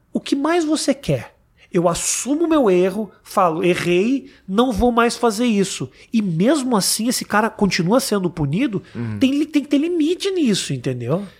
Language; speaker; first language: Portuguese; native; Portuguese